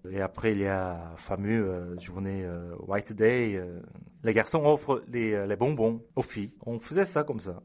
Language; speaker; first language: French; early bilingual, other home language; Korean